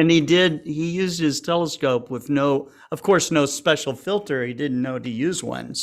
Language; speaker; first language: English; native; English